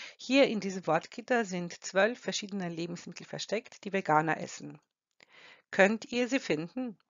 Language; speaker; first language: German; non-native, fluent; Croatian